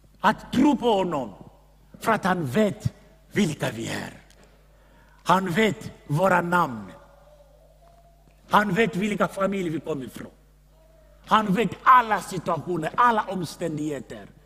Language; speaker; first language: Swedish; non-native, fluent; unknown